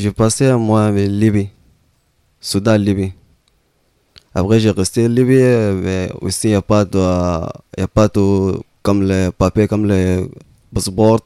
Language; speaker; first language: French; non-native, learner; Arabic